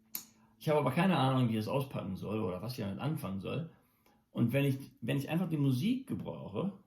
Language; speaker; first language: German; non-native, local second language; English